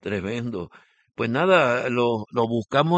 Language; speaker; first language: Spanish; native; Spanish